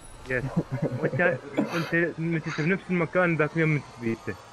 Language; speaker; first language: Arabic; early bilingual, heritage; Arabic